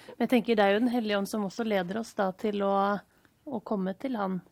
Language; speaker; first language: Norwegian; native; Norwegian